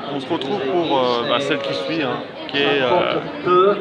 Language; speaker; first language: French; native; French